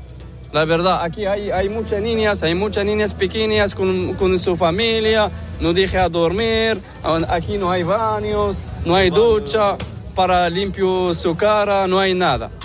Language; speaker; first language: Spanish; non-native, learner; Arabic